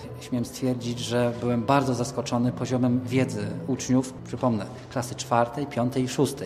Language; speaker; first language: Polish; native; Polish